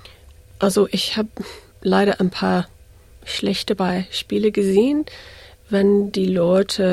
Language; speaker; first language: German; early bilingual, heritage; English